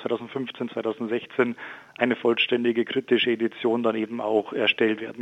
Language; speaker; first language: German; native; German